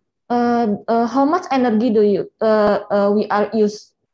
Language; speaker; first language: English; non-native, learner; Indonesian